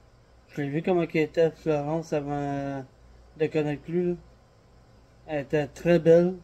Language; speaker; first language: French; native; French